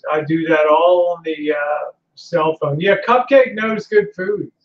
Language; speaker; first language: English; native; English